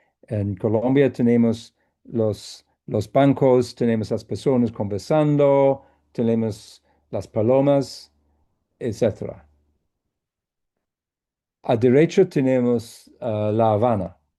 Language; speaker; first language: Spanish; non-native, fluent; English